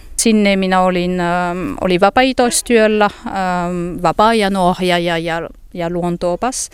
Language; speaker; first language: Finnish; non-native, learner; French